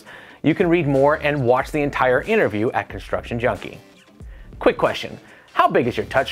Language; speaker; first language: English; native; English